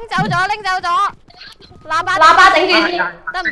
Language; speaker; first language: Chinese; native; Chinese